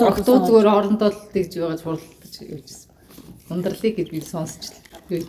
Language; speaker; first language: Mongolian; native; Mongolian